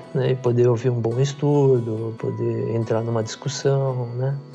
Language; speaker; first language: Portuguese; native; Portuguese